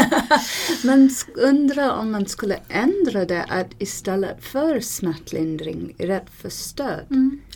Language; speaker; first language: Swedish; non-native, fluent; English